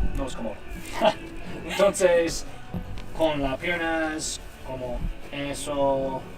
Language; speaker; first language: Spanish; non-native, learner; English